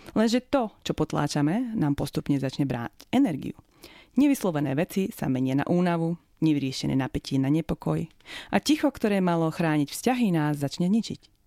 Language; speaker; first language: Slovak; native; Slovak